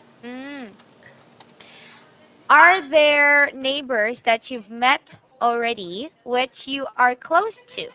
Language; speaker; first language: English; non-native, fluent; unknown